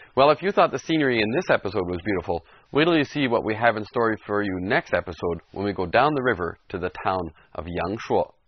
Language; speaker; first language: English; native; English